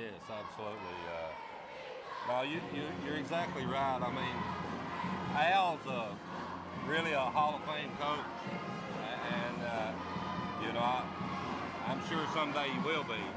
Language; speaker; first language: English; native; English